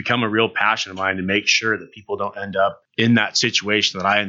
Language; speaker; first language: English; native; English